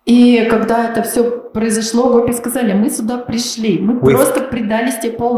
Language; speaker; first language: Russian; native; Russian